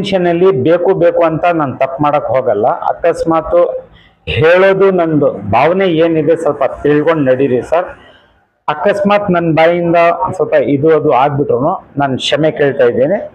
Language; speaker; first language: Kannada; native; Kannada